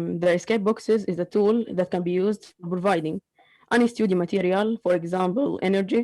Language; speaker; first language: English; non-native, learner; Arabic